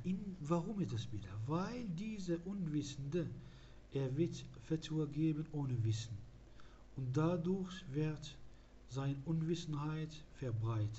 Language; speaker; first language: German; non-native, fluent; Arabic